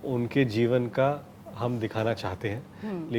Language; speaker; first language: Hindi; non-native, local second language; Marathi